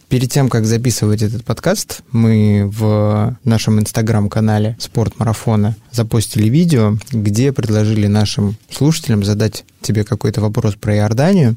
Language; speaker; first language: Russian; native; Russian